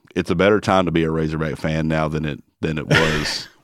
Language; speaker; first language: English; native; English